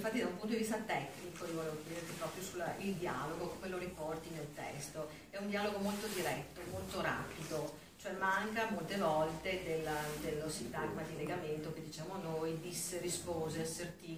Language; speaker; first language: Italian; native; Italian